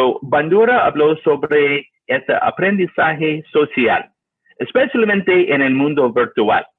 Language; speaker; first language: Spanish; non-native, learner; English